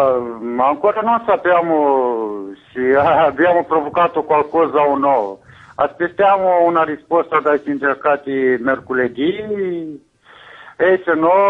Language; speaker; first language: Italian; non-native, fluent; Romanian